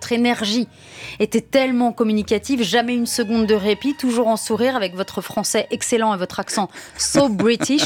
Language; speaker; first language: French; native; French